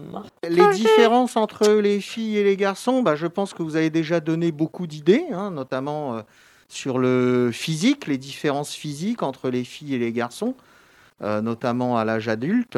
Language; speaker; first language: French; native; French